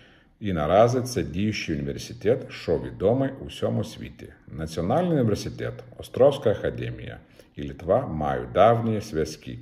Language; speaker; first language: Ukrainian; non-native, fluent; Lithuanian